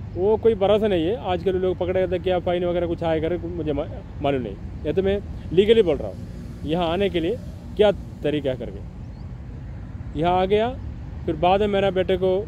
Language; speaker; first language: Hindi; non-native, local second language; Malayalam